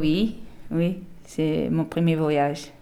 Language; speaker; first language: French; non-native, learner; Portuguese